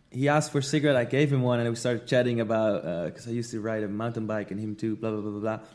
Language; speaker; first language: English; non-native, fluent; Dutch